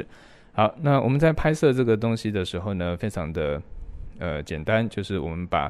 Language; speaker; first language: Chinese; native; Chinese